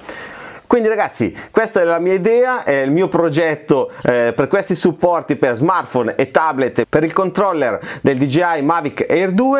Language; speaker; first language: Italian; native; Italian